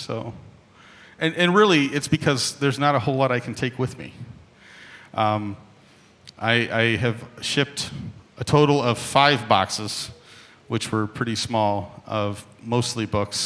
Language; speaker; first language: English; native; English